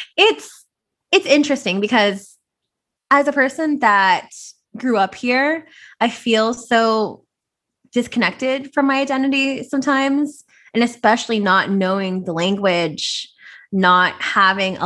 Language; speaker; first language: English; native; English